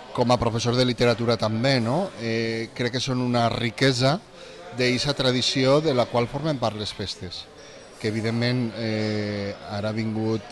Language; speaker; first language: Catalan; native; Catalan